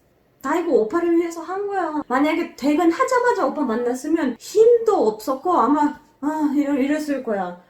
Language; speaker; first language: Korean; non-native, fluent; Macedonian